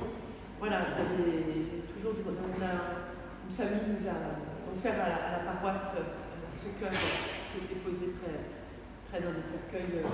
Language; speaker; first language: French; native; French